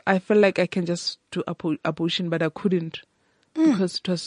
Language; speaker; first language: English; non-native, local second language; Northern Sotho